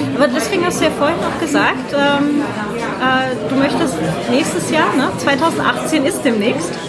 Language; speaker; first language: German; native; German